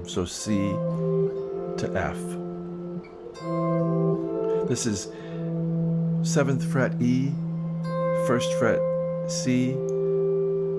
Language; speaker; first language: English; native; English